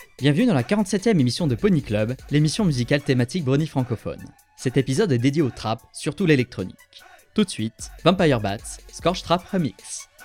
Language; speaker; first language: French; native; French